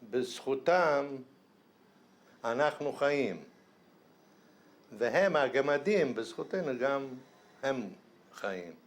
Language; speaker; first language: Hebrew; non-native, fluent; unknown